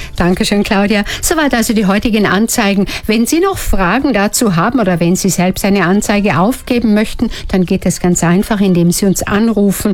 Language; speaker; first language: German; native; German